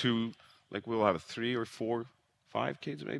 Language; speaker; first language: English; native; English